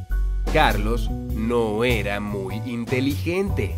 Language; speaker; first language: Spanish; non-native, fluent; English